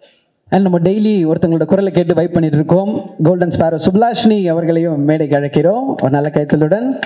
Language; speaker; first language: Tamil; native; Tamil